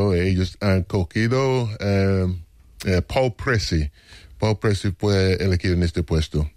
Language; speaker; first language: Spanish; non-native, fluent; English